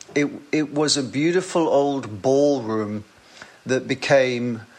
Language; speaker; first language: English; native; English